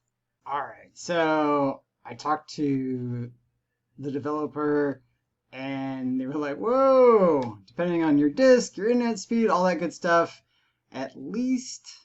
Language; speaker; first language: English; native; English